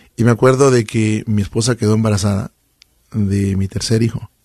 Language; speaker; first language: Spanish; native; Spanish